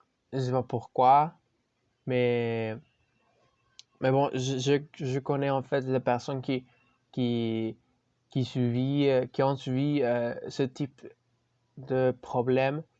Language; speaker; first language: French; non-native, learner; Spanish